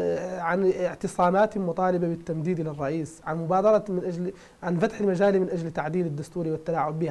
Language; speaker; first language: Arabic; native; Arabic